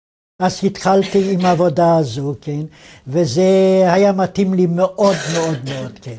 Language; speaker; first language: Hebrew; non-native, fluent; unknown